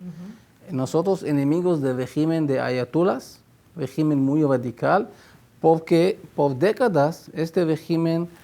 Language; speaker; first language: Spanish; non-native, fluent; Hebrew